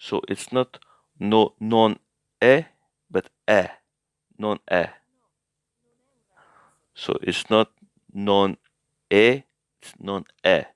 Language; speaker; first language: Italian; non-native, learner; English